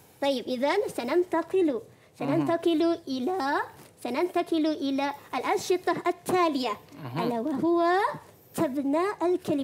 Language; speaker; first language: Arabic; non-native, fluent; Malay